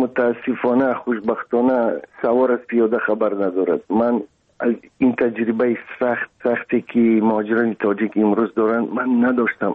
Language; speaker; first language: Persian; non-native, local second language; Russian